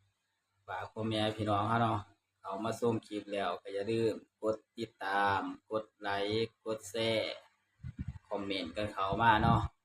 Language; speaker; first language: Thai; non-native, local second language; Lao